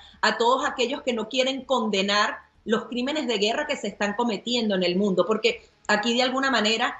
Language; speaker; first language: Spanish; native; Spanish